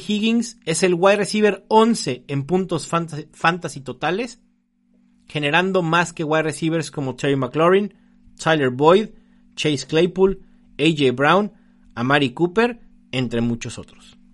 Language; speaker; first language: Spanish; native; Spanish